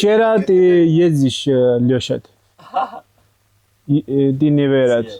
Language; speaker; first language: Russian; non-native, learner; Georgian